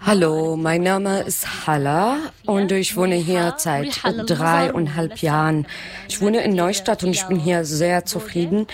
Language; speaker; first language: German; non-native, learner; Arabic